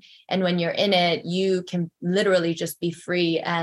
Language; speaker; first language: English; early bilingual, other home language; Korean